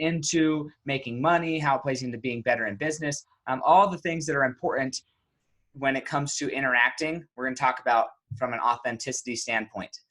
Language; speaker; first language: English; native; English